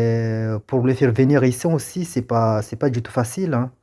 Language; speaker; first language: French; non-native, local second language; Comorian